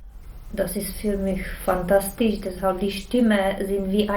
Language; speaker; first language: German; non-native, learner; Czech